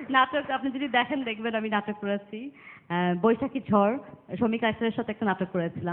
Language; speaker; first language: Bangla; early bilingual, other home language; English